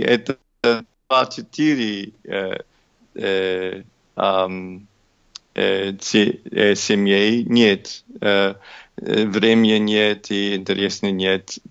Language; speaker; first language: Russian; non-native, learner; English